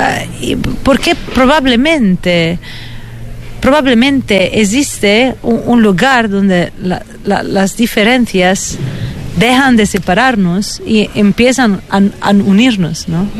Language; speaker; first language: Spanish; non-native, fluent; Italian